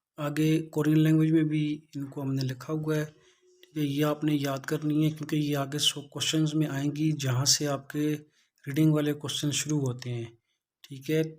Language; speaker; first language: Urdu; non-native, local second language; Punjabi